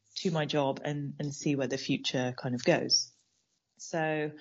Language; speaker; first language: English; native; English